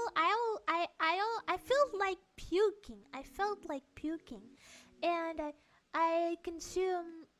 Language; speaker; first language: English; non-native, fluent; Indonesian